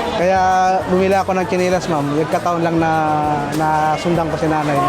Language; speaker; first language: Filipino; native; Filipino